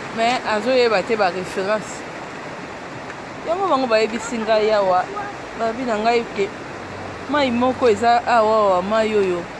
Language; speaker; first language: Lingala; native; Lingala